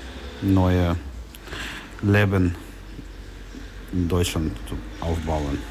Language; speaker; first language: German; non-native, learner; Ukrainian